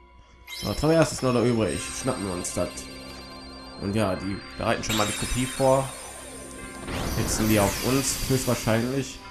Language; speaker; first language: German; native; German